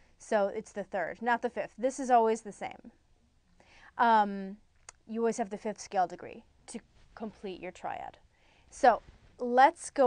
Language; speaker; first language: English; native; English